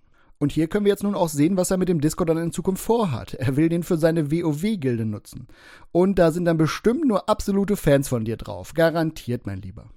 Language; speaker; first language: German; native; German